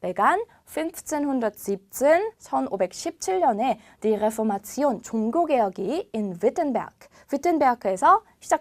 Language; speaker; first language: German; non-native, fluent; Korean